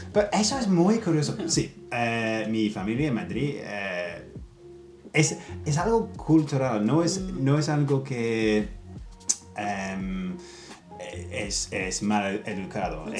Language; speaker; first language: Spanish; non-native, learner; English